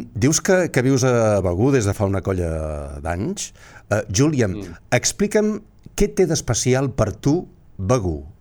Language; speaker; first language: Catalan; native; Catalan